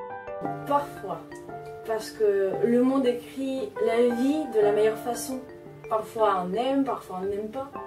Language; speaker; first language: French; non-native, fluent; Bulgarian